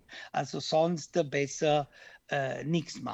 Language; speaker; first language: German; non-native, fluent; Italian